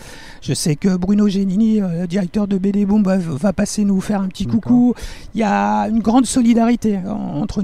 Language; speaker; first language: French; native; French